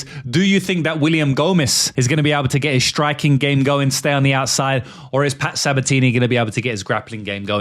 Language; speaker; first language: English; native; English